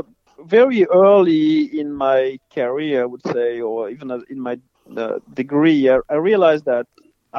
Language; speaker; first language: English; non-native, fluent; French